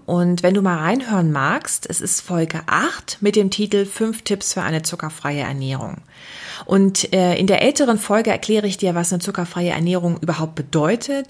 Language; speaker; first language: German; native; German